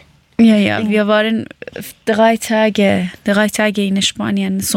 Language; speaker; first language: German; non-native, learner; Persian